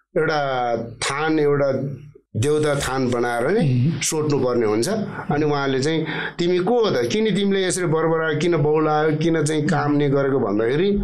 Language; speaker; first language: Nepali; non-native, local second language; Eastern Tamang